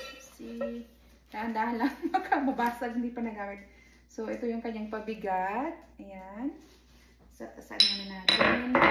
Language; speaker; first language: Filipino; native; Filipino